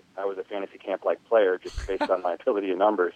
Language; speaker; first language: English; native; English